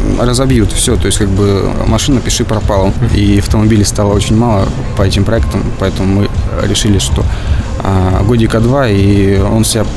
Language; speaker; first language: Russian; native; Russian